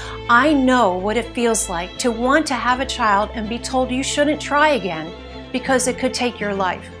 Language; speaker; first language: English; native; English